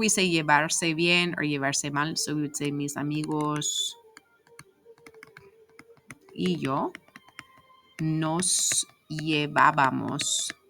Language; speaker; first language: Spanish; non-native, fluent; English